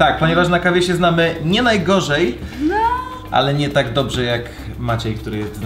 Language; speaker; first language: Polish; native; Polish